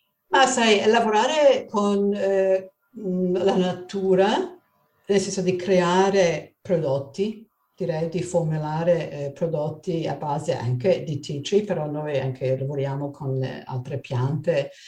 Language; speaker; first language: Italian; non-native, fluent; English